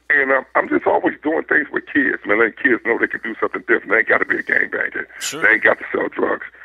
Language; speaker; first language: English; native; English